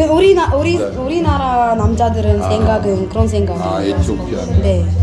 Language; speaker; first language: Korean; non-native, fluent; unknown